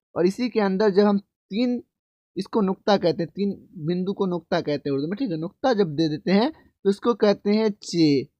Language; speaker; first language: Hindi; native; Hindi